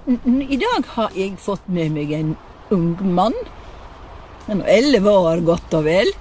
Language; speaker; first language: Norwegian; native; Norwegian